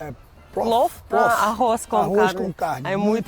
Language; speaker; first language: Portuguese; non-native, learner; Russian